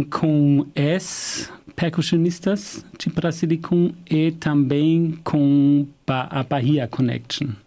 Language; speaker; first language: Portuguese; non-native, fluent; German